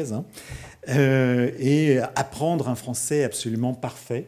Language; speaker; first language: French; native; French